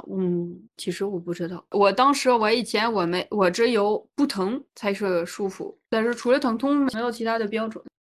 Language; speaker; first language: Chinese; non-native, fluent; French